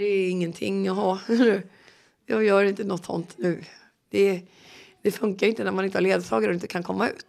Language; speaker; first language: Swedish; native; Swedish